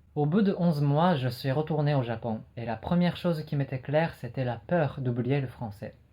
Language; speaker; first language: French; non-native, fluent; Japanese